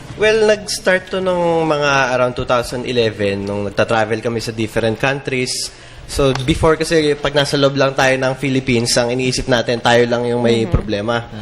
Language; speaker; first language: Filipino; native; Filipino